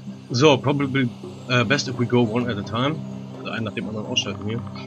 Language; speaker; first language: German; native; German